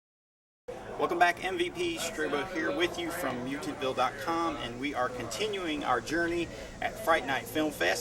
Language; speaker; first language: English; native; English